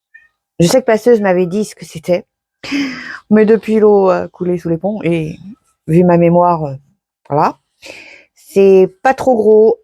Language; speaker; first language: French; native; French